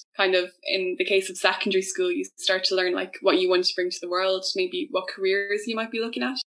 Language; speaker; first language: English; native; English